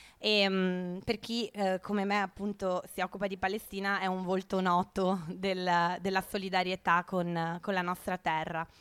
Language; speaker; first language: Italian; native; Italian